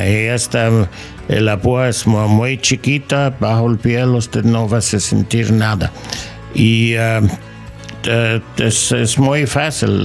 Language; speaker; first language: Spanish; non-native, learner; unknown